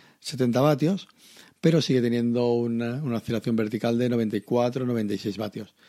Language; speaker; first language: Spanish; native; Spanish